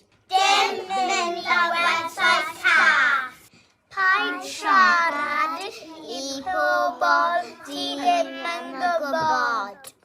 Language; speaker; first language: Welsh; non-native, local second language; English